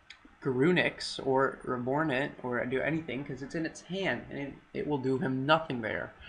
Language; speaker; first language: English; native; English